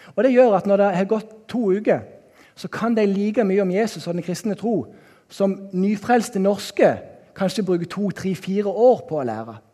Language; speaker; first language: Norwegian; native; Norwegian